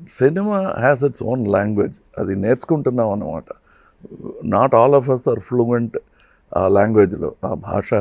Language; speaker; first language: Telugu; non-native, local second language; Tamil